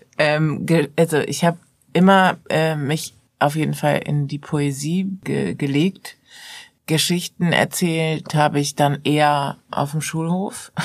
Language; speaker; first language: German; early bilingual, other home language; Persian